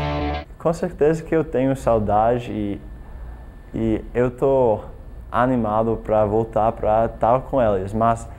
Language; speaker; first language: Portuguese; non-native, learner; English